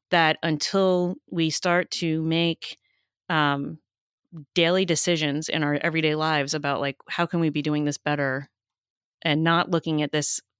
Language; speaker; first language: English; native; English